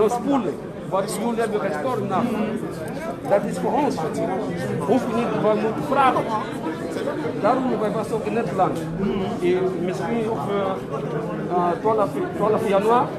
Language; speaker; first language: Dutch; non-native, learner; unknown